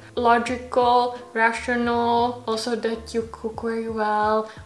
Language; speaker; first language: English; non-native, fluent; Hungarian